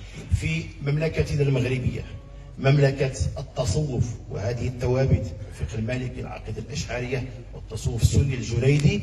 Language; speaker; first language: Arabic; native; Arabic